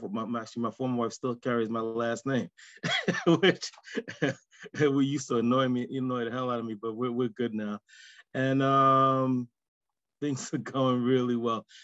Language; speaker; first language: English; native; English